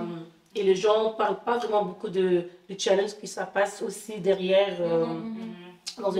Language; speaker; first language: French; non-native, fluent; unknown